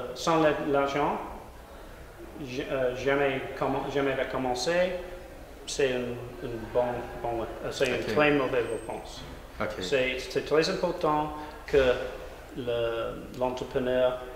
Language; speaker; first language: French; non-native, learner; English